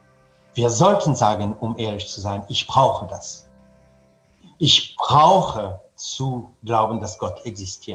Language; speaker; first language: German; non-native, fluent; French